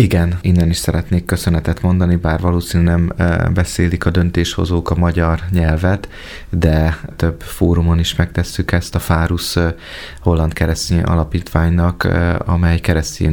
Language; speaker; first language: Hungarian; native; Hungarian